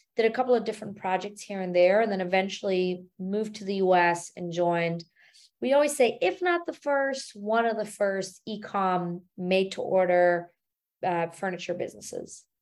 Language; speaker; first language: English; non-native, fluent; German